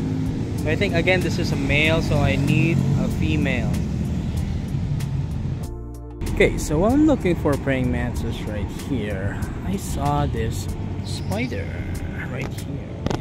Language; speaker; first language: English; non-native, local second language; Filipino